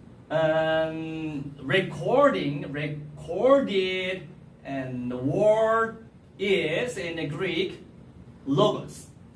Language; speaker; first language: English; non-native, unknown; Korean